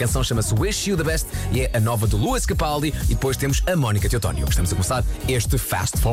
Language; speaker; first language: Portuguese; native; Portuguese